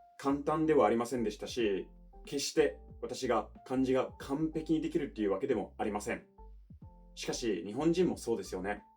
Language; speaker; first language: Japanese; non-native, fluent; English